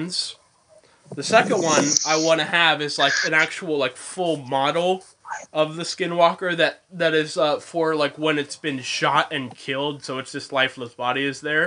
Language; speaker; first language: English; native; English